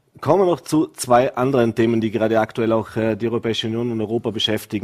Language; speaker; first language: German; native; German